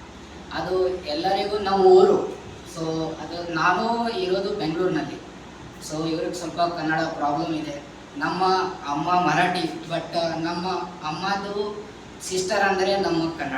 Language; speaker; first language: Kannada; non-native, local second language; Marathi